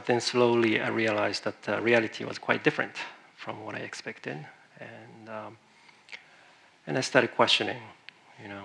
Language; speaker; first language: English; non-native, fluent; Japanese